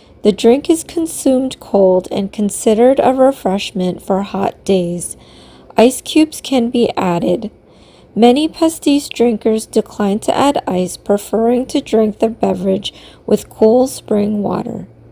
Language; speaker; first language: English; native; English